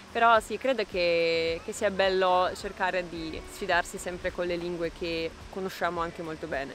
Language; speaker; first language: Italian; non-native, fluent; Russian